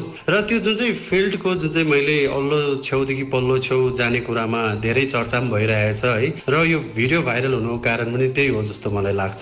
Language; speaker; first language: Nepali; native; Nepali